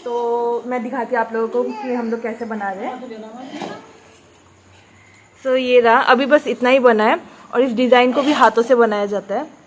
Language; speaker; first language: Hindi; native; Hindi